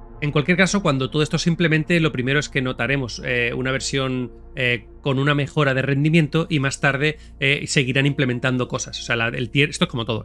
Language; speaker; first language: Spanish; native; Spanish